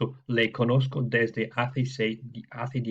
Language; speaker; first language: Spanish; non-native, fluent; English